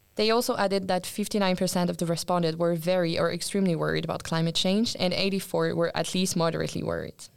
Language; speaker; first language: English; non-native, fluent; French